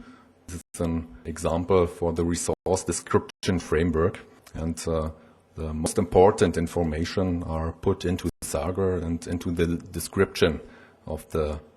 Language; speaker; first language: English; non-native, fluent; German